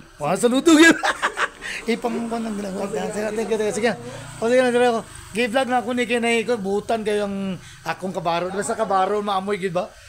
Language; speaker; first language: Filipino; non-native, local second language; Hiligaynon